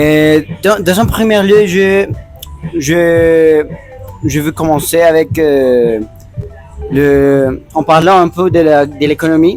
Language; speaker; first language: French; non-native, learner; Spanish